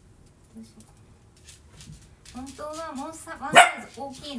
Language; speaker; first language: Japanese; native; Japanese